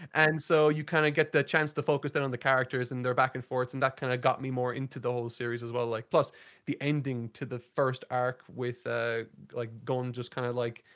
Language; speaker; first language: English; native; English